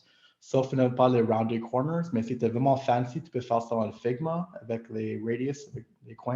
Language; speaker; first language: French; non-native, local second language; English